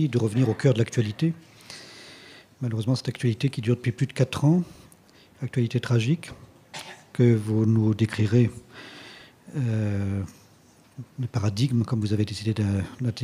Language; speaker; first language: French; native; French